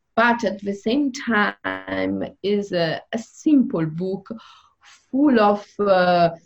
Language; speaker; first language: English; non-native, fluent; Italian